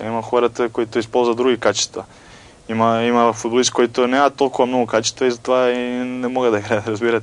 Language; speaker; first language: Bulgarian; non-native, fluent; Croatian